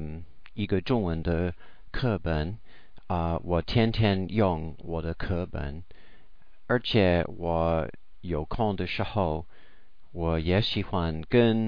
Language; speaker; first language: Chinese; non-native, learner; English